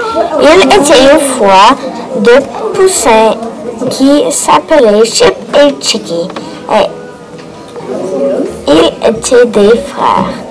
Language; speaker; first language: French; non-native, learner; English